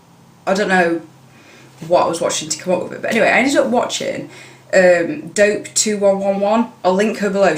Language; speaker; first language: English; native; English